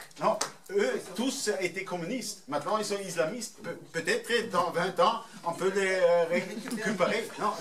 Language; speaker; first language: French; non-native, fluent; German